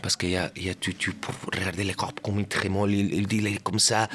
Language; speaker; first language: French; non-native, learner; Catalan